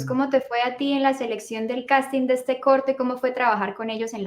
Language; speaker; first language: Spanish; native; Spanish